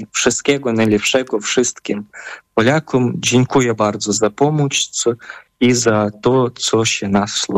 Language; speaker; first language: Polish; non-native, fluent; Ukrainian